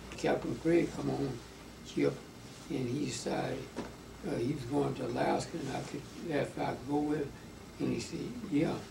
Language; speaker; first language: English; native; English